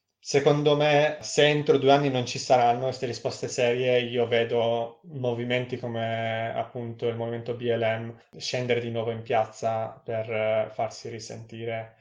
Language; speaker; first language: Italian; native; Italian